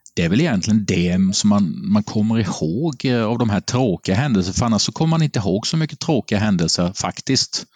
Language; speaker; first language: Swedish; native; Swedish